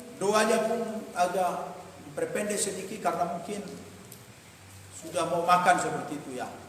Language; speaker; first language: Indonesian; non-native, local second language; Batak Toba